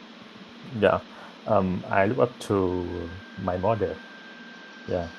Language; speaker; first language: English; non-native, learner; Vietnamese